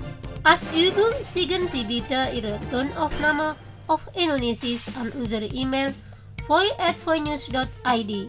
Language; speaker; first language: German; non-native, fluent; Indonesian